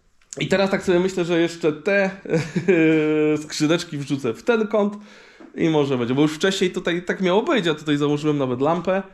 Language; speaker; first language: Polish; native; Polish